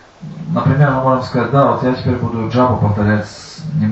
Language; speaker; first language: Russian; native; Russian